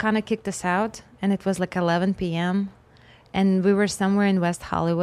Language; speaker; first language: English; non-native, fluent; Russian